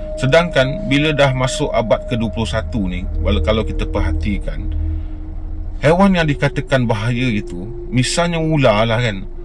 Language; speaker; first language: Malay; native; Malay